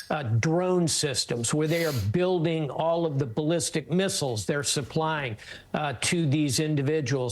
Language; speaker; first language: English; native; English